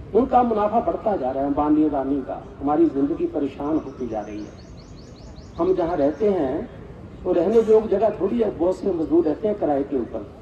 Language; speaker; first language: Hindi; non-native, local second language; Punjabi